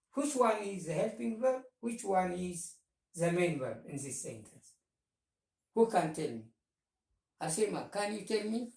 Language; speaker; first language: English; non-native, local second language; Amharic